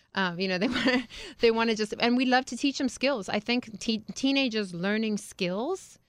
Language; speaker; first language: English; native; English